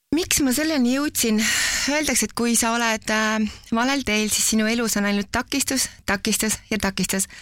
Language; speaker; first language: Estonian; native; Estonian